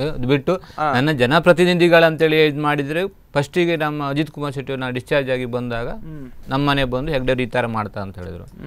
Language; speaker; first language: Kannada; native; Kannada